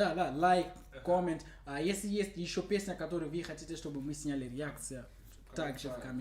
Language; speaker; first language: Russian; non-native, learner; English